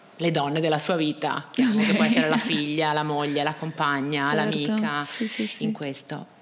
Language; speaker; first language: Italian; native; Italian